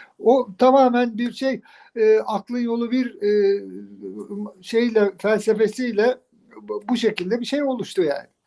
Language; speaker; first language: Turkish; native; Turkish